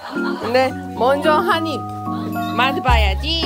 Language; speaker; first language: Korean; non-native, fluent; Polish